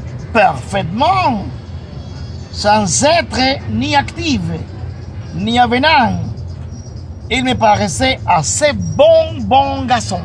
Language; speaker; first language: French; non-native, fluent; Spanish